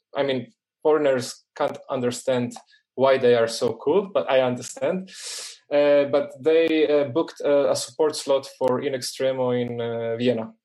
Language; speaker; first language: English; non-native, fluent; Croatian